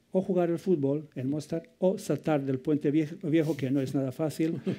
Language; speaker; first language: Spanish; non-native, fluent; Bosnian